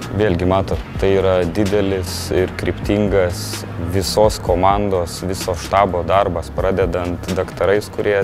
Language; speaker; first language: Lithuanian; native; Lithuanian